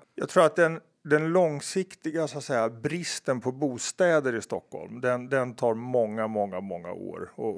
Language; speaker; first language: Swedish; native; Swedish